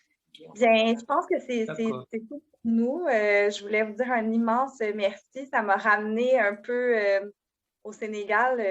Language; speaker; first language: French; native; French